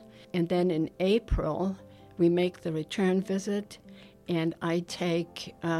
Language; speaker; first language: English; non-native, fluent; German